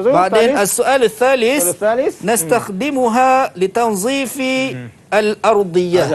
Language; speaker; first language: Arabic; non-native, learner; Malay